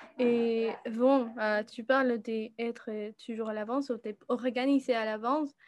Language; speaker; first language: French; non-native, fluent; Spanish